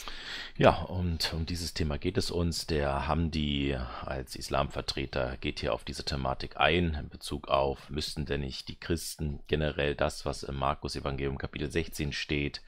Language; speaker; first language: German; native; German